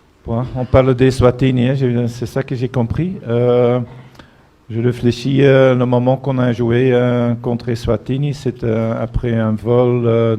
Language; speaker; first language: French; non-native, fluent; Dutch